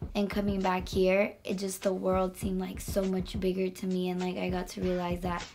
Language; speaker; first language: English; early bilingual, other home language; Spanish